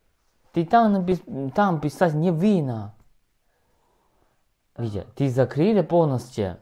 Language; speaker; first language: Russian; non-native, learner; Chinese